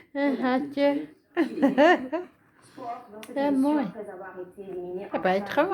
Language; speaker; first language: Dutch; non-native, fluent; Fula